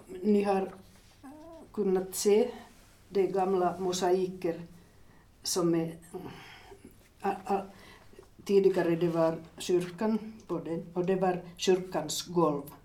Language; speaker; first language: Swedish; non-native, fluent; Finnish